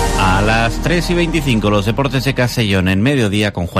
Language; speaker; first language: Spanish; native; Spanish